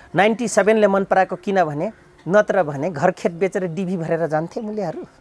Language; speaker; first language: Nepali; non-native, local second language; Dangaura Tharu